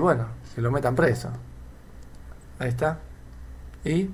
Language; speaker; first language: Spanish; native; Spanish